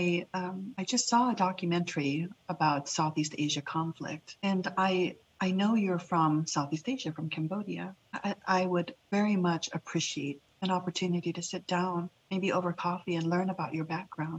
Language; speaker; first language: English; early bilingual, other home language; Lao